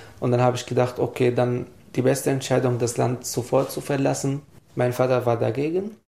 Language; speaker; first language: German; non-native, fluent; Arabic